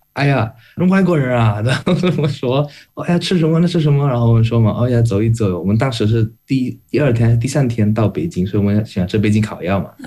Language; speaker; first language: Chinese; non-native, fluent; Indonesian